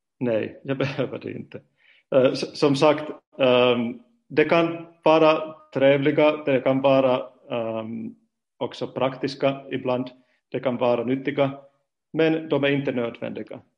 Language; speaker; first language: Swedish; non-native, fluent; Finnish